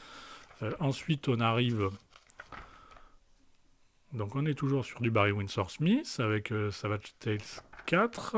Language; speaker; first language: French; native; French